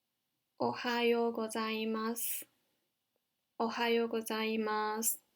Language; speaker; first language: Japanese; non-native, fluent; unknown